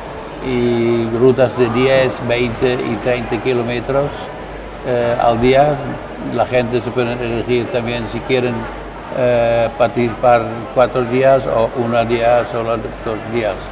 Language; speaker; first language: Spanish; non-native, learner; Dutch